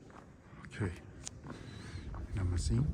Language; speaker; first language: English; non-native, learner; Persian